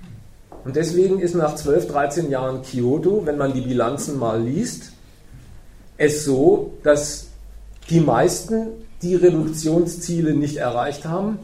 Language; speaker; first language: German; native; German